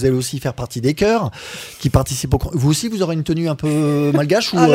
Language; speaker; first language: French; native; French